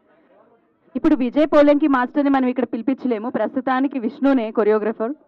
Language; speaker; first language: Telugu; native; Telugu